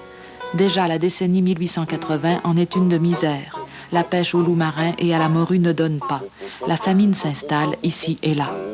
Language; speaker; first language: French; native; French